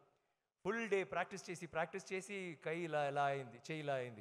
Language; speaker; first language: Telugu; non-native, learner; Tamil